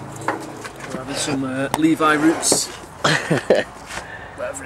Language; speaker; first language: English; native; English